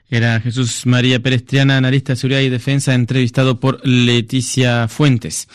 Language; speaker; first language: Spanish; native; Spanish